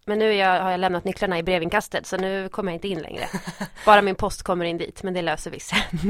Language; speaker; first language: Swedish; native; Swedish